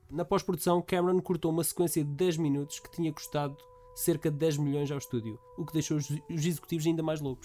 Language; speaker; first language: Portuguese; native; Portuguese